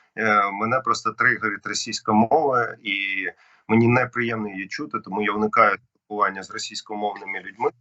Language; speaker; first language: Ukrainian; non-native, local second language; Russian